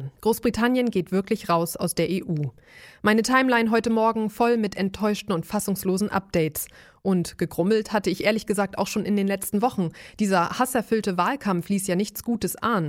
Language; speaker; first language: German; native; German